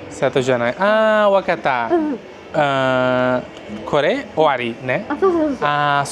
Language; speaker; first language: Japanese; non-native, learner; Portuguese